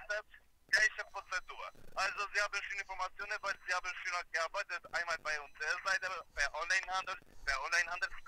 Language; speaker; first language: German; non-native, learner; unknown